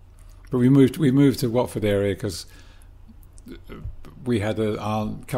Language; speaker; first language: English; native; English